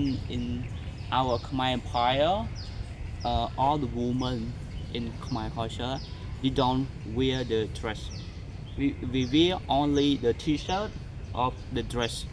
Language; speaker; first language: English; non-native, learner; Khmer